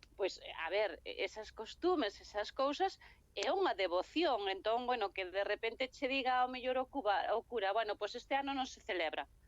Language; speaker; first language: Galician; native; Galician